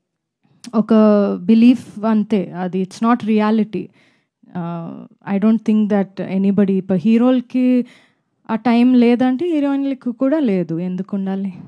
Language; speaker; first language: Telugu; non-native, fluent; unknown